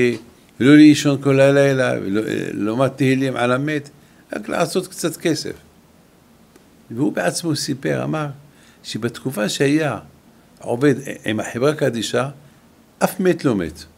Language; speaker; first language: Hebrew; non-native, fluent; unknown